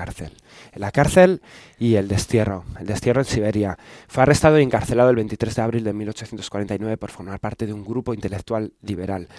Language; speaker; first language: Spanish; native; Spanish